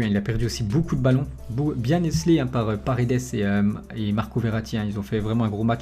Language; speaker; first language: French; native; French